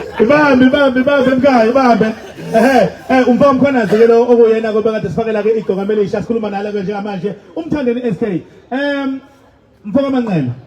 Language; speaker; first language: Zulu; native; Zulu